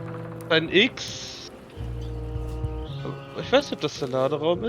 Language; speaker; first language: German; native; German